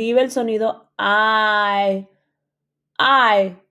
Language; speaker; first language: Spanish; early bilingual, heritage; Spanish